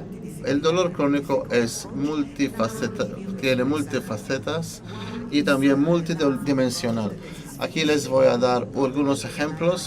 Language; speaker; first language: Spanish; non-native, fluent; Italian